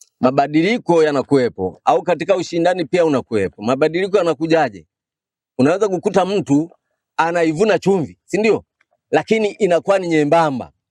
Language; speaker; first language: Swahili; non-native, local second language; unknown